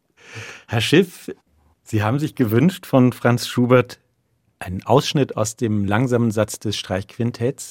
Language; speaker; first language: German; native; German